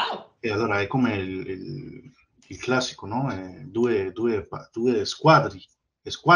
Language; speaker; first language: Italian; non-native, learner; Spanish